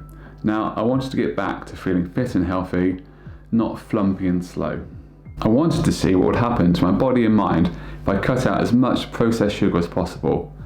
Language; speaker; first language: English; native; English